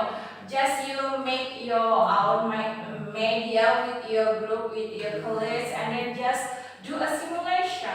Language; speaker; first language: English; non-native, fluent; Indonesian